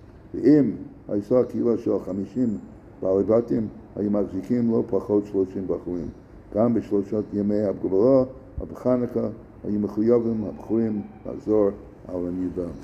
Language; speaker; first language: Hebrew; non-native, fluent; English